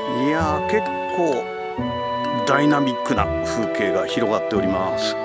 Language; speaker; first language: Japanese; native; Japanese